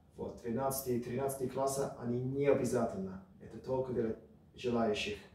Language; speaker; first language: Russian; early bilingual, heritage; Russian